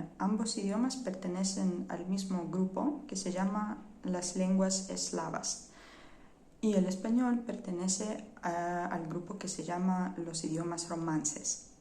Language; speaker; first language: Spanish; non-native, fluent; Ukrainian